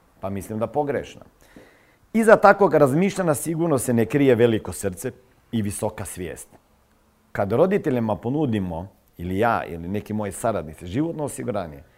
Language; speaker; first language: Croatian; non-native, fluent; Serbian